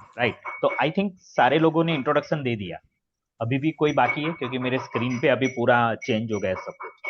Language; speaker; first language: Hindi; native; Hindi